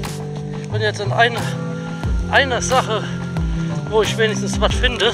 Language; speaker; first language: German; native; German